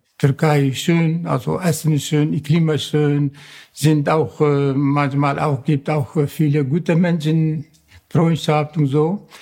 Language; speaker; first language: German; non-native, learner; Kurdish